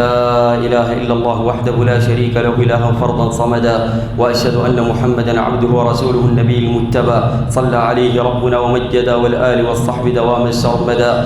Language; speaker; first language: Arabic; native; Arabic